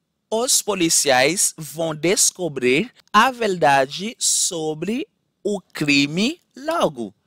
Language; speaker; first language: Portuguese; non-native, fluent; Haitian Creole